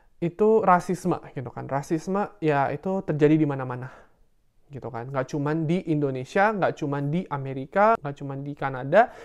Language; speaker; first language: Indonesian; native; Indonesian